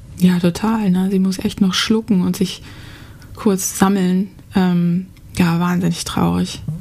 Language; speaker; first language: German; native; German